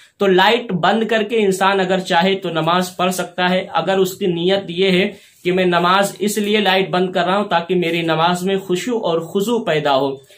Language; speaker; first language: Urdu; native; Urdu